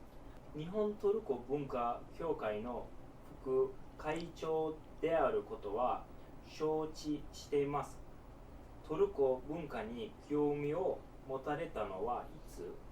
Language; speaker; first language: Japanese; non-native, learner; Turkish